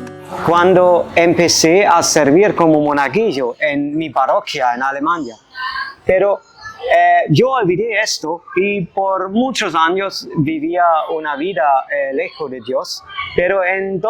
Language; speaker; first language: Spanish; non-native, fluent; German